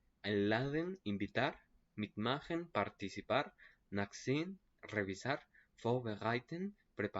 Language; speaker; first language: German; non-native, learner; Spanish